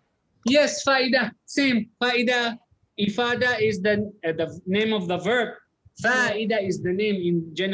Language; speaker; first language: English; non-native, learner; Arabic